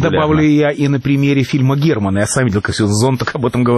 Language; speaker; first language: Russian; native; Russian